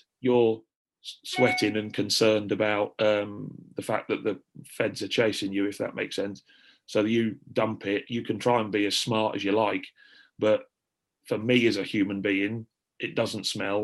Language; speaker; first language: English; native; English